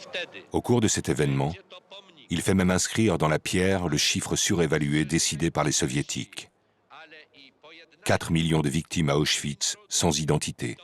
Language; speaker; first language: French; native; French